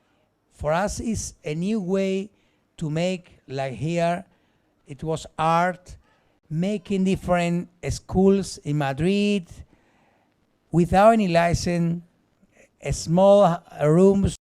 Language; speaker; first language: English; non-native, learner; Spanish